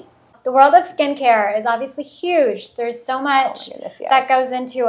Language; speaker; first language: English; early bilingual, other home language; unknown